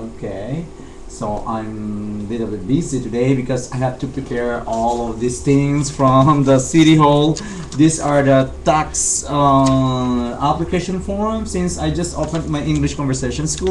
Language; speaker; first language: English; non-native, fluent; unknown